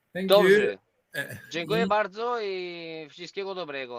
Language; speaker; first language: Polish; non-native, learner; Spanish